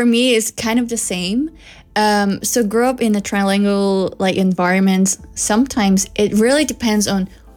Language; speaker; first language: English; non-native, local second language; Cantonese